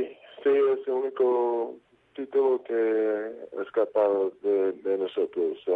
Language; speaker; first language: Spanish; non-native, fluent; English